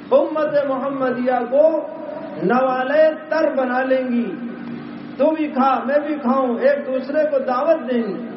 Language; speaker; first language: Urdu; native; Urdu